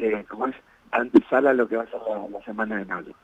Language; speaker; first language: Spanish; native; Spanish